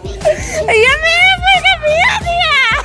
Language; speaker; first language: Hindi; non-native, local second language; Gujarati